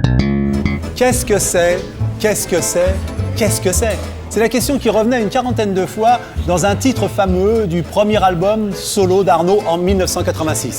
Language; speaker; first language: French; native; French